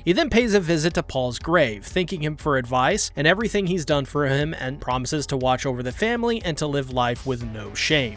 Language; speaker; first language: English; native; English